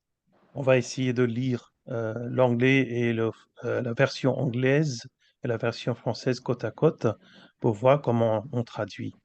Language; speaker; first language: French; non-native, fluent; Bangla